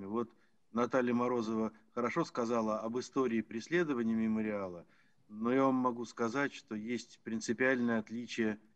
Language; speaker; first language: Russian; native; Russian